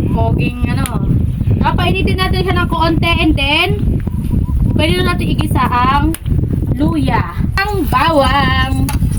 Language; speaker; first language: Filipino; native; Filipino